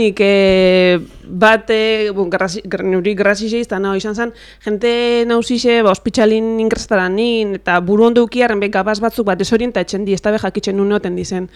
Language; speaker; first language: Basque; native; Basque